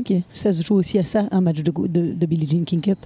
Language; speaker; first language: French; native; French